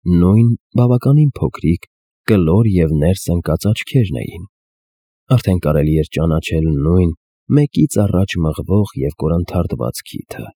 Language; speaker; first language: Armenian; native; Armenian